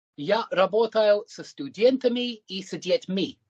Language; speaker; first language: Russian; non-native, learner; English